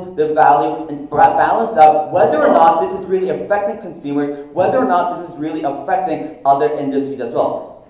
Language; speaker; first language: English; non-native, fluent; Korean